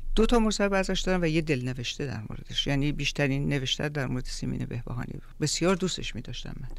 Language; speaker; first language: Persian; native; Persian